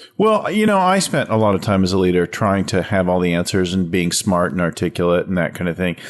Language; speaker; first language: English; native; English